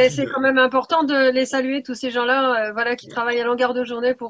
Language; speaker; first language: French; native; French